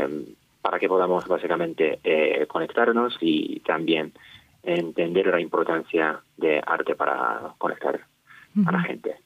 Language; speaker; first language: Spanish; non-native, fluent; Japanese